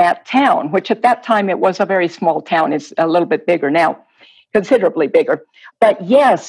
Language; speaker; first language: English; non-native, fluent; Spanish